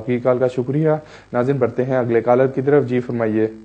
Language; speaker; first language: Urdu; native; Urdu